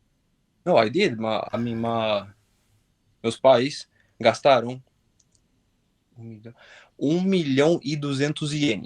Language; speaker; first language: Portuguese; non-native, fluent; Japanese